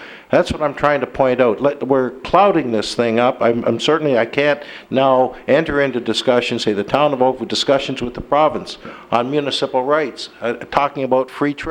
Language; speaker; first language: English; native; English